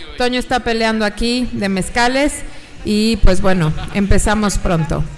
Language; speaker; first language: Spanish; native; Spanish